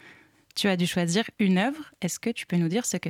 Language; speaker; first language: French; native; French